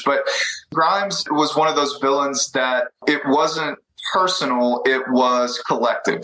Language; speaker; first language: English; native; English